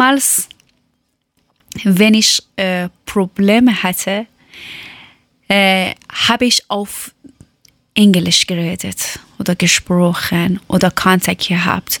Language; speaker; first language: German; non-native, learner; Persian